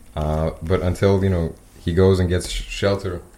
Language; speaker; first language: English; non-native, fluent; Persian